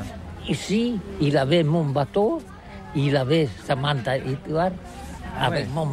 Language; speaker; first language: French; non-native, learner; Catalan